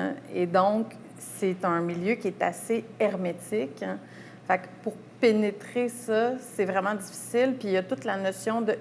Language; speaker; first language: French; native; French